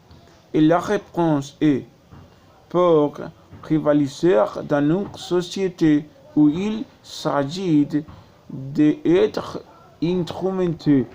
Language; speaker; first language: French; non-native, learner; Spanish